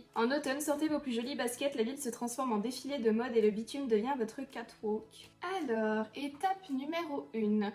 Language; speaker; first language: French; native; French